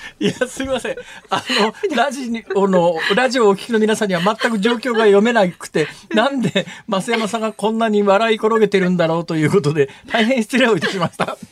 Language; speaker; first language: Japanese; native; Japanese